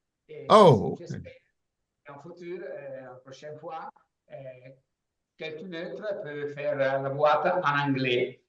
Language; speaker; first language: French; non-native, learner; Italian